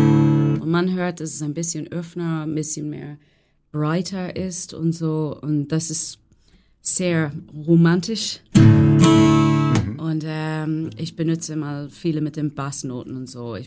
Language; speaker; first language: German; non-native, fluent; English